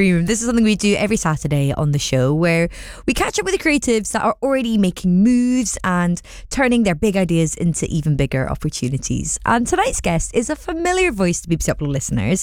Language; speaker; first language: English; native; English